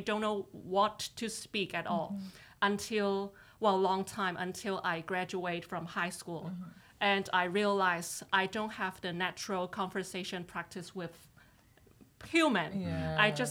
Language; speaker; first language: English; non-native, local second language; Cantonese